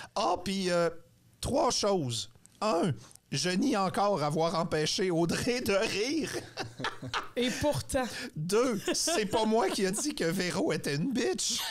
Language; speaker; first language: French; native; French